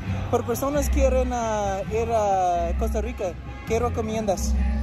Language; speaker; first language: Spanish; non-native, learner; English